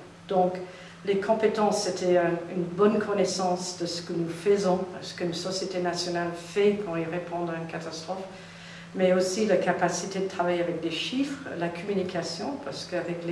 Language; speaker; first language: French; non-native, fluent; English